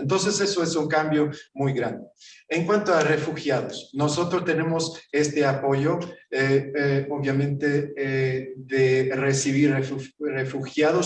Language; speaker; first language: Spanish; non-native, fluent; Swedish